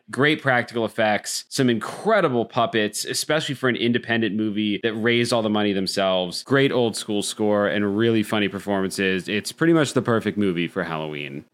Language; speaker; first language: English; native; English